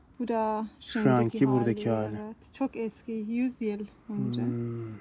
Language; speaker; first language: Turkish; non-native, learner; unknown